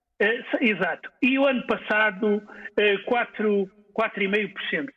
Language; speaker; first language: Portuguese; native; Portuguese